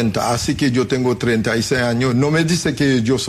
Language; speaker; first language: Spanish; non-native, fluent; Haitian Creole